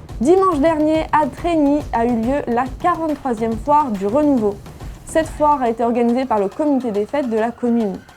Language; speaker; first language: French; native; French